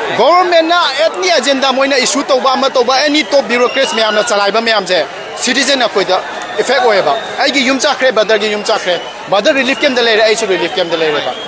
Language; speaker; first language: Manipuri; native; Manipuri